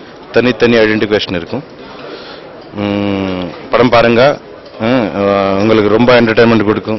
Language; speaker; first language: Tamil; non-native, fluent; Telugu